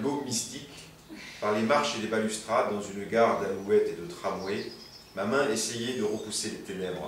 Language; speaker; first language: French; native; French